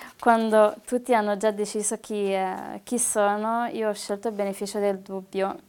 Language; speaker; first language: Italian; early bilingual, other home language; Arabic